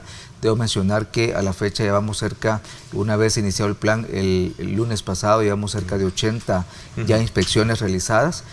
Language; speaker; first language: Spanish; native; Spanish